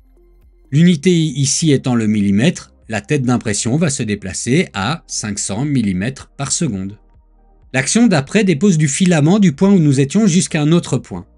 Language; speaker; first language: French; native; French